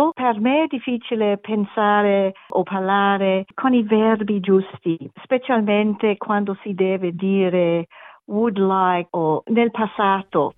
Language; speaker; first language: Italian; non-native, learner; German